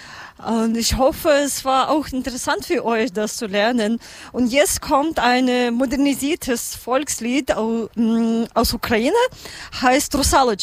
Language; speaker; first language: German; non-native, learner; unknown